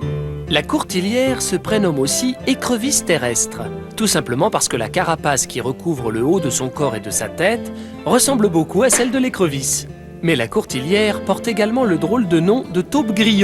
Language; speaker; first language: French; native; French